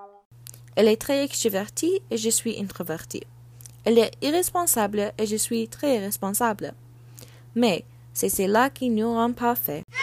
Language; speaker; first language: French; non-native, learner; English